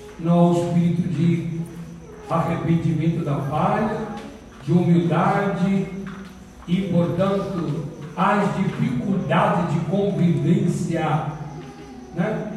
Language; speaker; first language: Portuguese; native; Portuguese